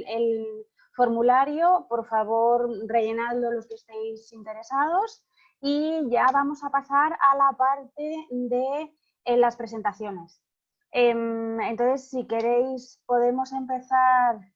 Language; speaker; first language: Spanish; native; Spanish